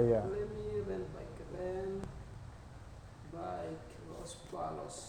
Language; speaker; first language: English; non-native, learner; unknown